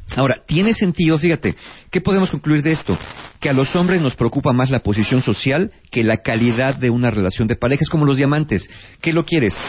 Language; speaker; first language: Spanish; native; Spanish